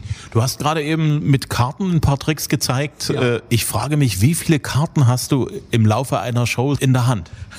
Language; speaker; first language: German; native; German